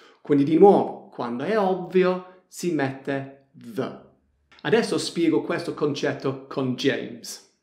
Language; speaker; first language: Italian; non-native, fluent; English